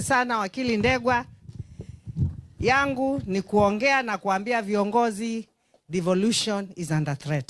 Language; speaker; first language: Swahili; non-native, local second language; Kamba